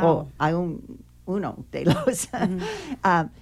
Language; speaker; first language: Spanish; non-native, learner; English